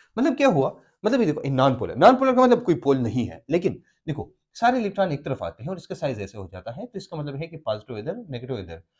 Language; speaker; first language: Urdu; non-native, local second language; Pashto